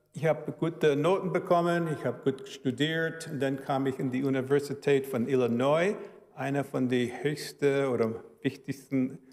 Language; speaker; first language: German; early bilingual, heritage; German